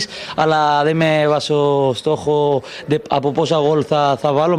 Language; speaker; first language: Greek; non-native, learner; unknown